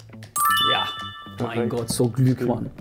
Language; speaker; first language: German; non-native, learner; Spanish